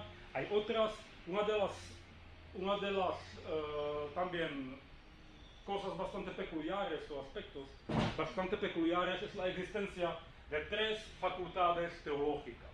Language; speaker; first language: Spanish; non-native, fluent; Czech